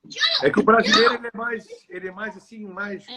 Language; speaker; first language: Portuguese; native; Portuguese